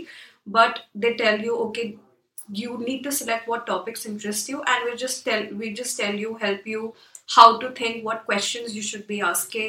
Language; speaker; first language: English; non-native, local second language; Hindi